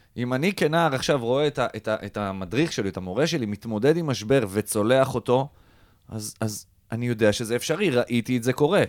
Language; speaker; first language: Hebrew; native; Hebrew